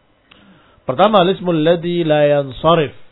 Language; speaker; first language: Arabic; non-native, fluent; Indonesian